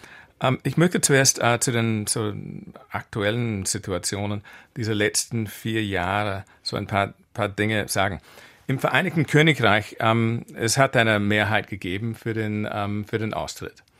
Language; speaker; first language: German; non-native, fluent; English